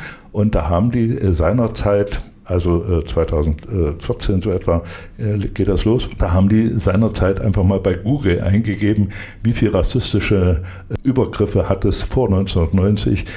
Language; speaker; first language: German; native; German